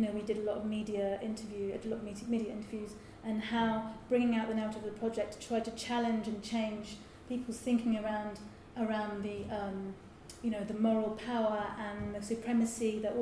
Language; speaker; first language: English; native; English